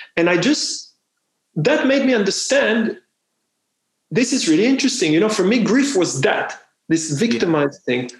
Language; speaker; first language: English; non-native, fluent; Hebrew